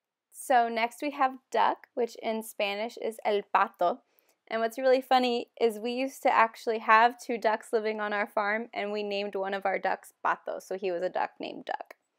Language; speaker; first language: English; native; English